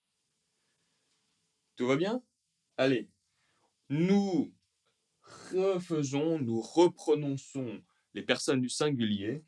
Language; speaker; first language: French; native; French